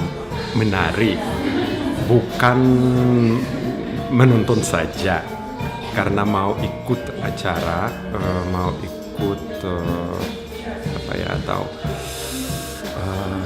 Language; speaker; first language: Indonesian; non-native, fluent; Russian